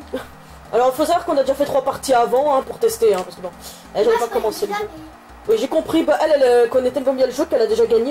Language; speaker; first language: French; native; French